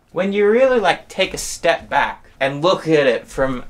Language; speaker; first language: English; native; English